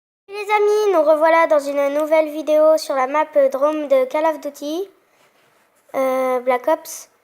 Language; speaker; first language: French; native; French